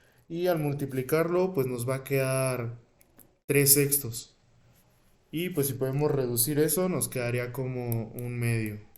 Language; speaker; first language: Spanish; native; Spanish